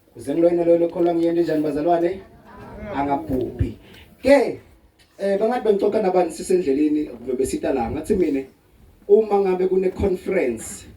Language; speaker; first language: Zulu; non-native, local second language; Swati